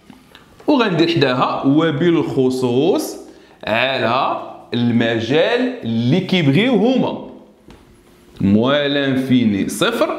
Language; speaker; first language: Arabic; native; Arabic